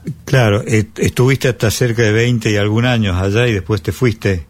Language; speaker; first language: Spanish; native; Spanish